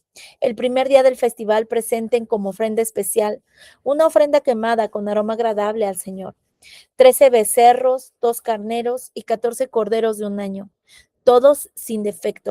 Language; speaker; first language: Spanish; native; Spanish